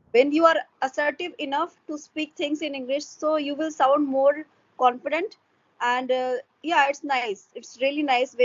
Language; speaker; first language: English; non-native, local second language; Hindi